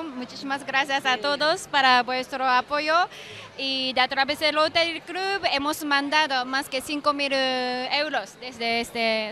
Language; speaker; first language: Spanish; non-native, learner; Japanese